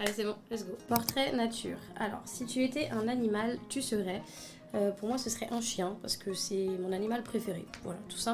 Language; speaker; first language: French; native; French